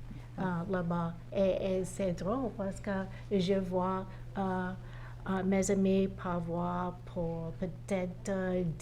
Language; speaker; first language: French; non-native, learner; English